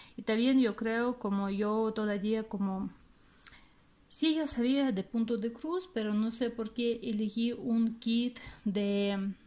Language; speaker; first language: Spanish; non-native, fluent; Russian